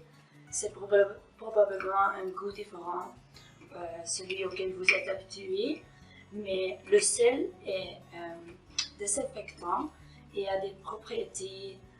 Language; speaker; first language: French; non-native, fluent; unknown